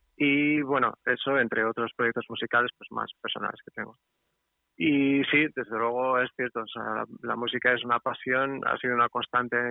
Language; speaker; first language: Spanish; non-native, fluent; Portuguese